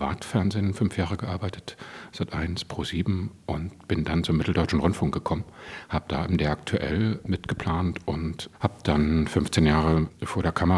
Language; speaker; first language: German; native; German